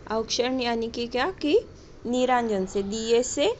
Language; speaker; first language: Hindi; non-native, local second language; Marathi